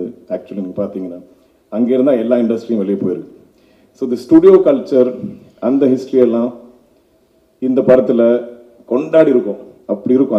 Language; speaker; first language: Tamil; non-native, local second language; Malayalam